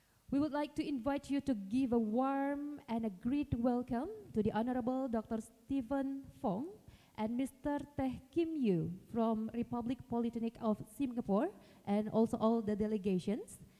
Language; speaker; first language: English; non-native, fluent; Indonesian